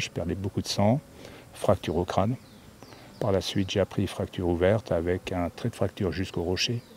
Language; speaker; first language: French; native; French